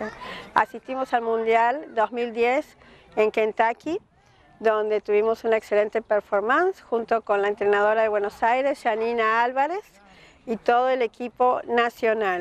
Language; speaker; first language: Spanish; native; Spanish